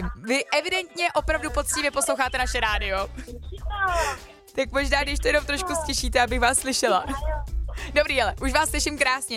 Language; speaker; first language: Czech; native; Czech